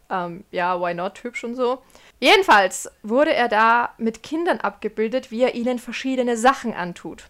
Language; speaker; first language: German; early bilingual, other home language; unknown